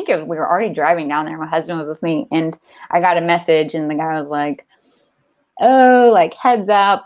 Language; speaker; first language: English; native; English